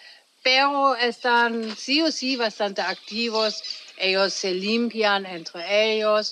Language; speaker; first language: Spanish; non-native, fluent; German